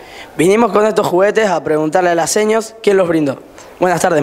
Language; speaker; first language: Spanish; native; Spanish